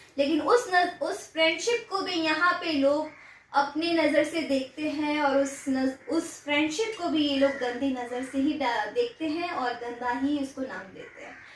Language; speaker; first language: Hindi; non-native, local second language; Gujarati